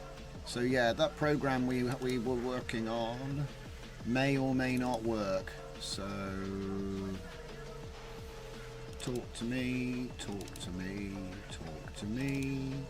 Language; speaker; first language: English; native; English